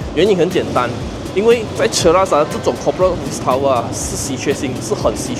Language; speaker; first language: Chinese; native; Chinese